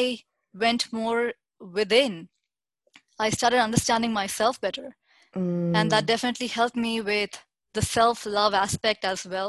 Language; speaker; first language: English; non-native, local second language; Hindi